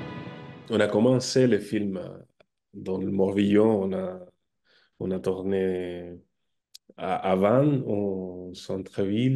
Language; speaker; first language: French; non-native, fluent; Spanish